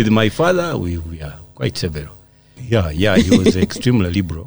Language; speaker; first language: English; non-native, local second language; Ganda